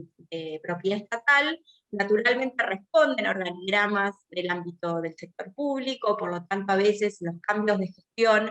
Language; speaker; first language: Spanish; native; Spanish